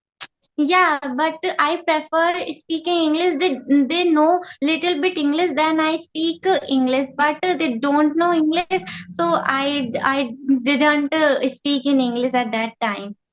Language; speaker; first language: English; non-native, learner; Hindi